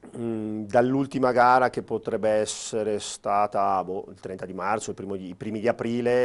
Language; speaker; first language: Italian; native; Italian